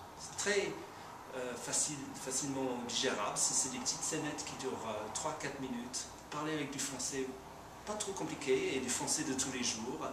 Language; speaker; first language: French; non-native, fluent; English